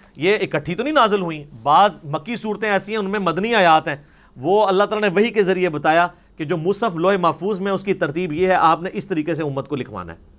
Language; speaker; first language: Urdu; non-native, local second language; Punjabi